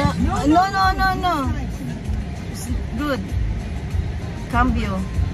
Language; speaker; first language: English; non-native, local second language; Filipino